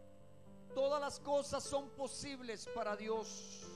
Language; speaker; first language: Spanish; native; Spanish